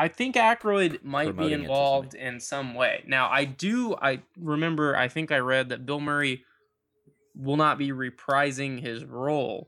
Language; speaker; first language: English; native; English